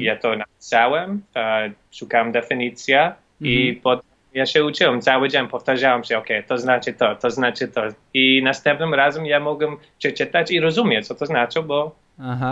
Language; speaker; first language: Polish; non-native, learner; English